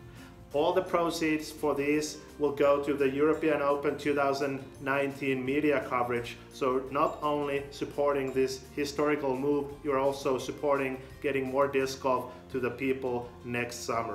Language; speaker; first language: English; non-native, fluent; Finnish